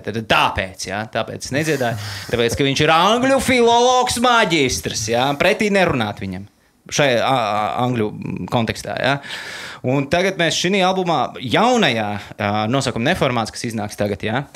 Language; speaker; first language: Latvian; native; Latvian